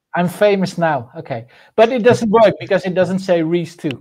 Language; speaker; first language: English; non-native, fluent; Dutch